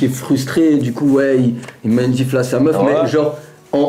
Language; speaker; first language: French; early bilingual, other home language; Arabic